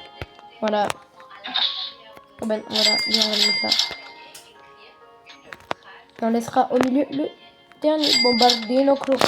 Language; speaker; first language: French; native; French